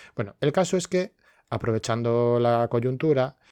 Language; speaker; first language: Spanish; non-native, local second language; Galician